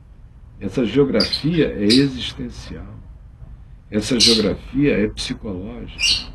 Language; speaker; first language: Portuguese; native; Portuguese